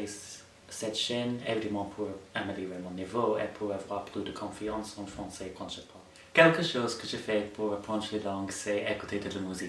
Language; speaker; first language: French; non-native, fluent; English